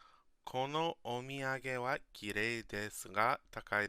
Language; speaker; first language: Japanese; non-native, learner; English